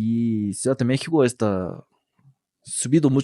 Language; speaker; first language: Spanish; non-native, learner; Korean